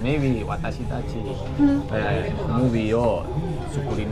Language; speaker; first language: English; non-native, learner; Spanish